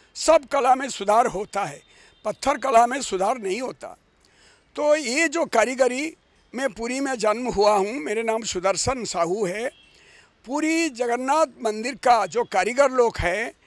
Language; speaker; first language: Hindi; non-native, local second language; Odia